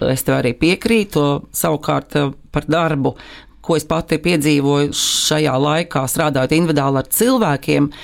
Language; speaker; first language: Latvian; native; Latvian